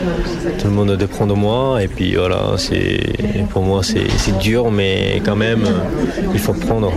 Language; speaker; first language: French; non-native, learner; Japanese